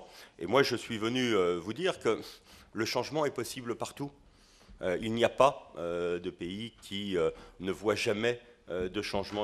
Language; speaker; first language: French; native; French